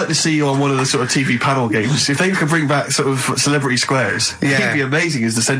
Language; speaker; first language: English; native; English